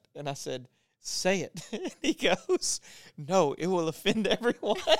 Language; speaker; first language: English; native; English